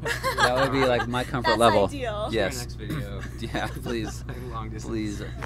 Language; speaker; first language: English; native; English